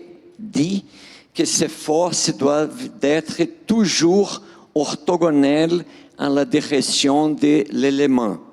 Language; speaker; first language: French; non-native, fluent; Portuguese